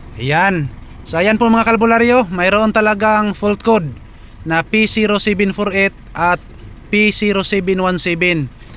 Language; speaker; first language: Filipino; non-native, local second language; Cebuano